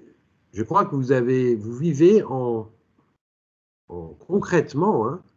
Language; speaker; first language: French; native; French